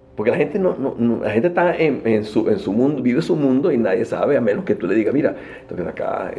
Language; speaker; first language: Spanish; native; Spanish